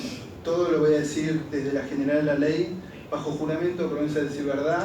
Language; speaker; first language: Spanish; native; Spanish